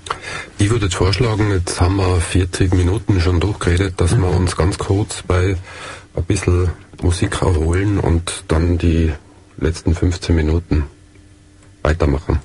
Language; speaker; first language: German; native; German